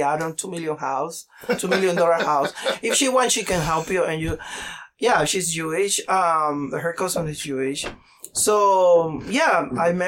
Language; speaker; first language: English; non-native, learner; Spanish